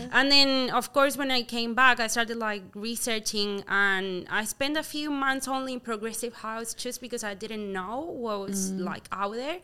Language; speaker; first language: English; non-native, fluent; Spanish